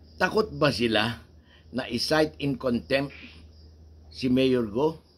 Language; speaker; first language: Filipino; native; Filipino